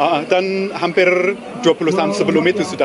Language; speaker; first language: Indonesian; non-native, fluent; English